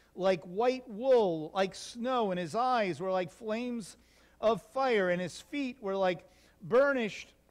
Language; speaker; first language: English; native; English